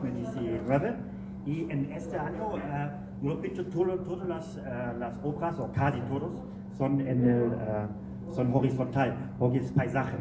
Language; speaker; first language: Spanish; non-native, learner; German